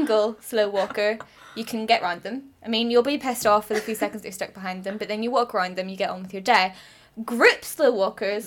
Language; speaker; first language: English; native; English